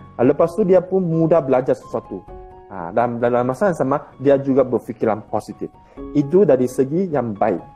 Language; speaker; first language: Malay; non-native, local second language; Chinese